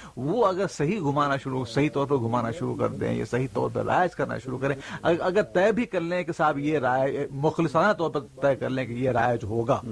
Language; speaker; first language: Urdu; native; Urdu